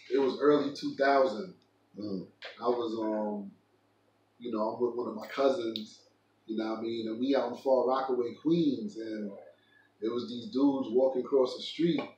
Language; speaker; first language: English; native; English